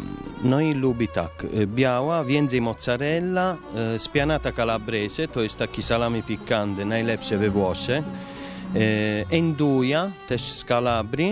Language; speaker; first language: Polish; non-native, fluent; Italian